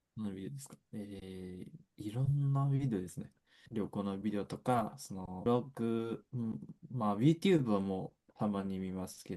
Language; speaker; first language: Japanese; non-native, fluent; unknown